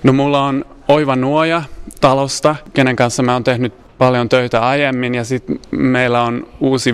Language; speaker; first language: Finnish; non-native, fluent; Swedish